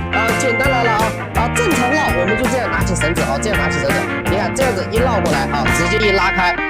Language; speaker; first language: Chinese; native; Chinese